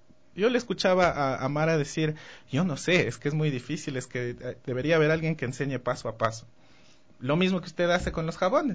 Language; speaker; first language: Spanish; native; Spanish